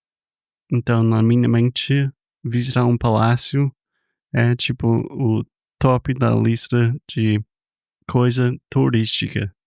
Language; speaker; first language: Portuguese; non-native, fluent; English